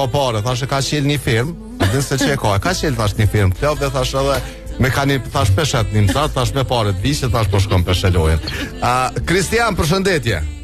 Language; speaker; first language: Albanian; native; Albanian